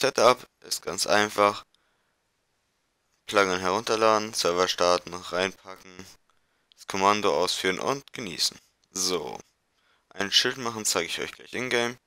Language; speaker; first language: German; native; German